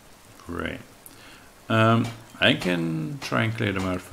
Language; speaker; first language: English; native; English